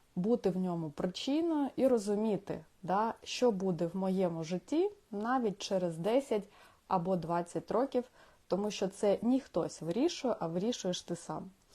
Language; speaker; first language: Ukrainian; non-native, local second language; Russian